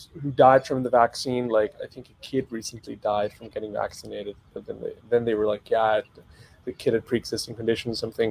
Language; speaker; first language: English; non-native, fluent; German